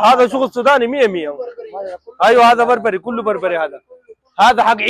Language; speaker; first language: Arabic; non-native, learner; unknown